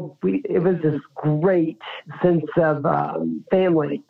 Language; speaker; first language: English; native; English